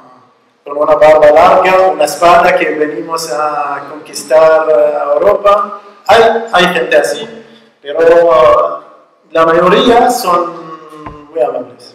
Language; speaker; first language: Spanish; non-native, learner; Arabic